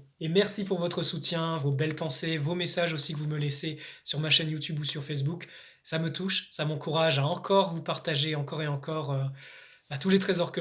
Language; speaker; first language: French; native; French